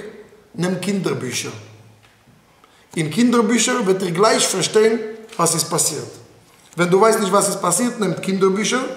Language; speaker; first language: German; non-native, fluent; Hebrew